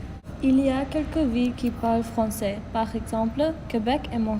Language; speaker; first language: French; non-native, learner; English